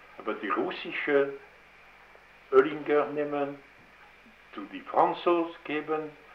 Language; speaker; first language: German; non-native, learner; French